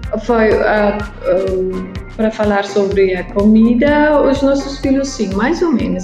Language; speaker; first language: Portuguese; non-native, learner; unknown